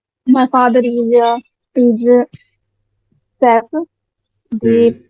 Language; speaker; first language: English; non-native, learner; Hindi